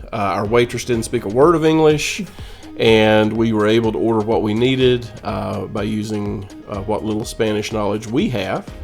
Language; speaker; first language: English; native; English